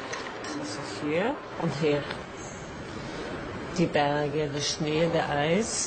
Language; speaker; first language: German; non-native, fluent; Norwegian